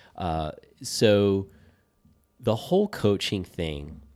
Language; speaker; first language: English; native; English